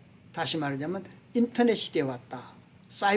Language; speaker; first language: Korean; native; Korean